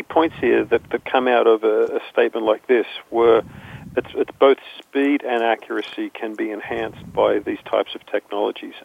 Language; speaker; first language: English; native; English